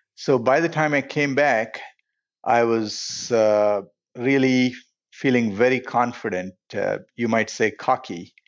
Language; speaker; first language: English; non-native, local second language; Telugu